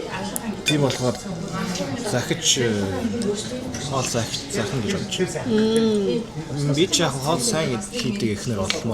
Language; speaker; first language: Mongolian; non-native, fluent; Korean